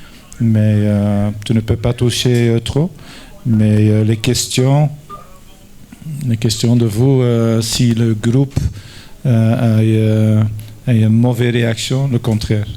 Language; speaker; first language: French; non-native, fluent; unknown